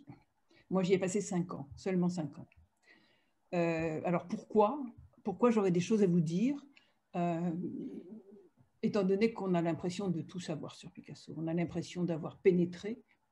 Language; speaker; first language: French; native; French